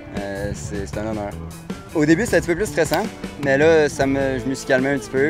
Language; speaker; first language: French; native; French